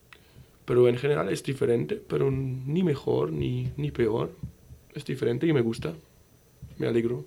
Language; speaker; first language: Spanish; non-native, fluent; German